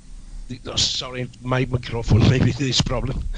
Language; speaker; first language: English; non-native, learner; Italian